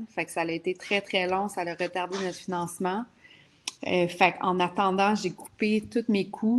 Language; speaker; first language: French; native; French